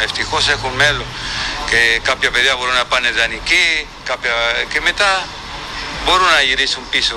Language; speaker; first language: Greek; non-native, fluent; Spanish